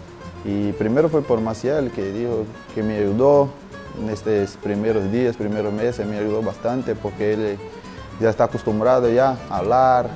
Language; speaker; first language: Spanish; non-native, learner; Portuguese